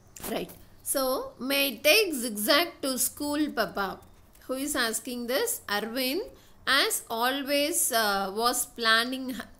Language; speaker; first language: English; non-native, local second language; Tamil